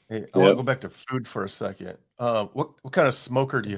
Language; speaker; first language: English; native; English